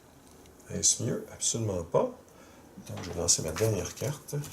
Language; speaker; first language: French; native; French